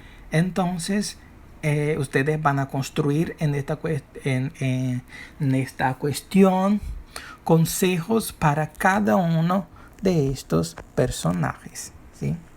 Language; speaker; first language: Spanish; non-native, fluent; Portuguese